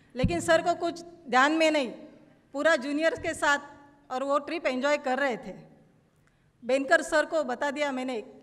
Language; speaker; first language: Hindi; non-native, local second language; Marathi